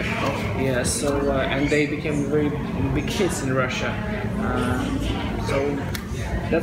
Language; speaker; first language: English; non-native, fluent; Russian